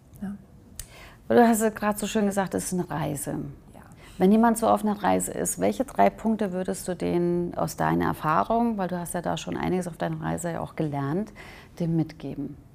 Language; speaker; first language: German; native; German